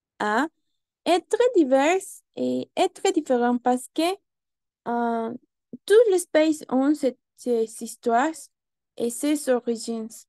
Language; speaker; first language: French; non-native, learner; Spanish